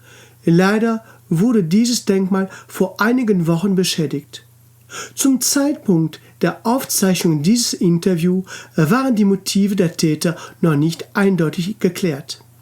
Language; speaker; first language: German; non-native, local second language; French